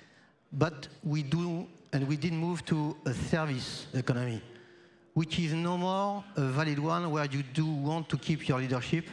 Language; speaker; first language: English; non-native, fluent; French